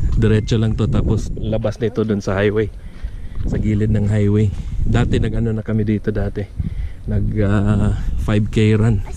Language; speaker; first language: Filipino; non-native, local second language; Cebuano